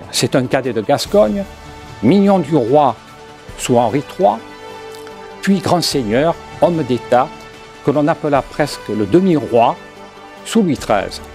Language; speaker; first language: French; native; French